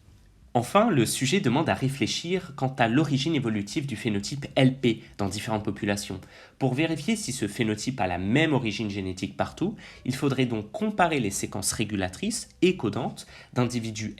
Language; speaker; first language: French; native; French